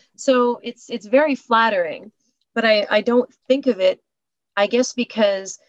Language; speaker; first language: English; native; English